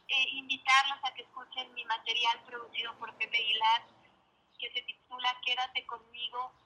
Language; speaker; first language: Spanish; native; Spanish